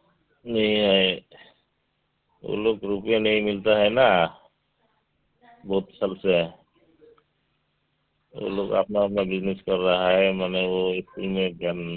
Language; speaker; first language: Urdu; non-native, local second language; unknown